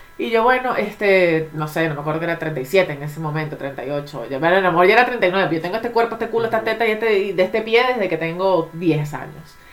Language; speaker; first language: Spanish; native; Spanish